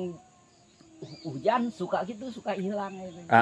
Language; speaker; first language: Indonesian; non-native, local second language; Sundanese